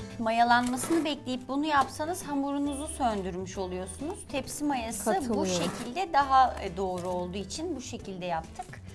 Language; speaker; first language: Turkish; native; Turkish